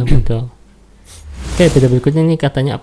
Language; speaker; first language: Indonesian; native; Indonesian